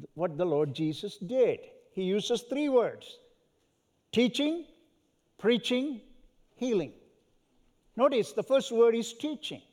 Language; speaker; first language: English; non-native, local second language; Malayalam